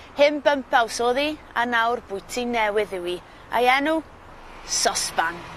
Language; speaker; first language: Welsh; native; Welsh